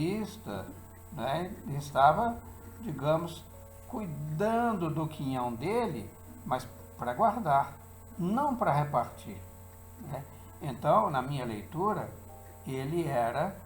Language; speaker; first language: Portuguese; native; Portuguese